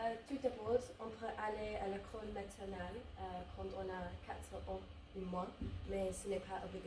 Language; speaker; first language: French; non-native, learner; English